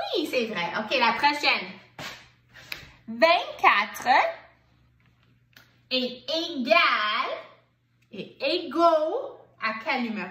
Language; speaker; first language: French; non-native, local second language; English